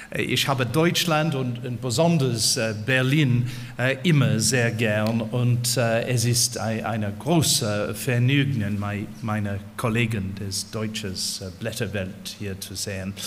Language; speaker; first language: German; non-native, learner; English